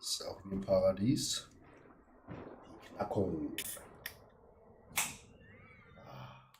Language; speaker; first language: German; native; German